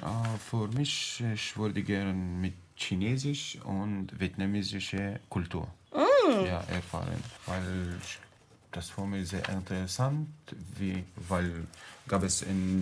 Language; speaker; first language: German; non-native, learner; Arabic